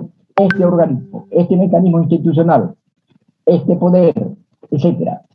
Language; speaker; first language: Spanish; native; Spanish